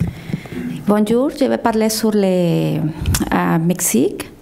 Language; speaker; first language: French; non-native, fluent; Spanish